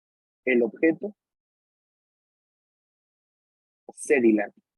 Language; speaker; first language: Spanish; native; Spanish